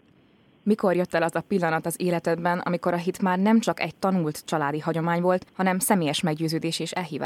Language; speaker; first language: Hungarian; native; Hungarian